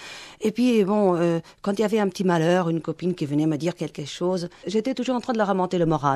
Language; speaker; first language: French; non-native, fluent; Portuguese